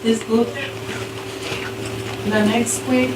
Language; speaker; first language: English; non-native, learner; Spanish